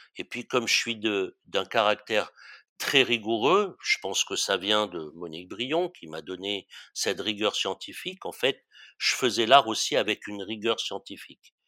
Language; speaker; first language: French; early bilingual, other home language; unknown